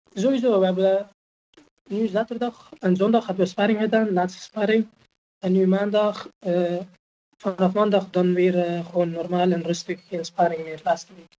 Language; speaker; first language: Dutch; non-native, fluent; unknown